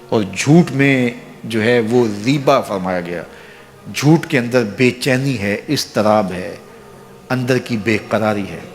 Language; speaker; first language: Urdu; non-native, local second language; Punjabi